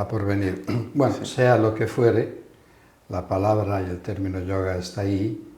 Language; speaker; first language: Spanish; native; Spanish